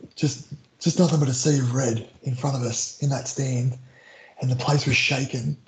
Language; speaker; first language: English; native; English